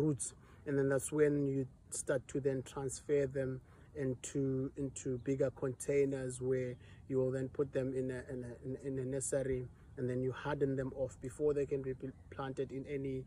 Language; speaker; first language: English; non-native, local second language; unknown